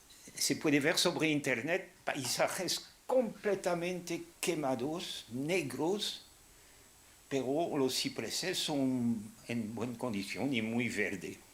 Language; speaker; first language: Spanish; non-native, fluent; French